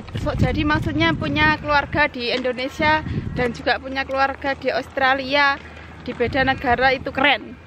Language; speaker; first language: Indonesian; native; Indonesian